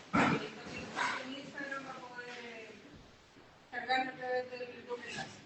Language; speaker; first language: Spanish; native; Spanish